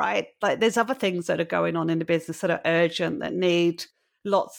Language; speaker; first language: English; native; English